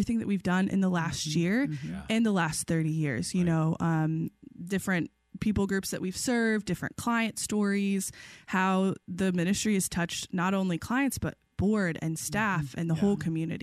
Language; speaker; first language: English; native; English